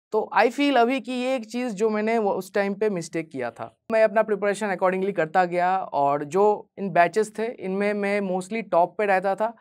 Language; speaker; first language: Hindi; non-native, local second language; Bangla